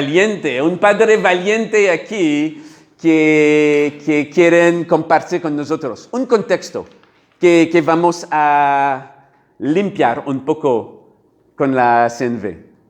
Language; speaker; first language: Spanish; non-native, learner; French